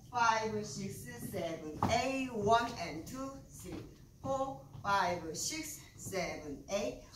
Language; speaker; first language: English; non-native, fluent; Korean